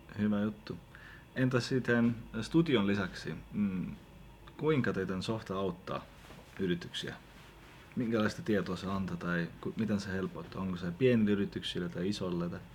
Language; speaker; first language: Finnish; native; Finnish